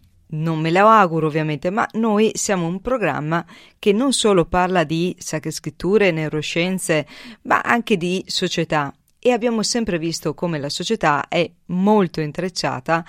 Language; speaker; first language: Italian; native; Italian